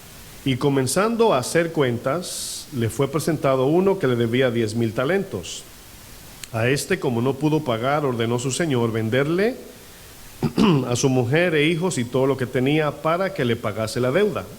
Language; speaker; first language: Spanish; native; Spanish